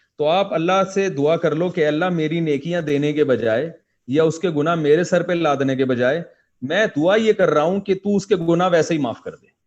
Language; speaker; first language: Urdu; native; Urdu